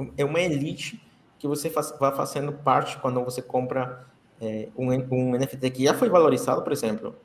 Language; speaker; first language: Portuguese; non-native, fluent; Spanish